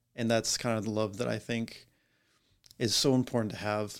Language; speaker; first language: English; native; English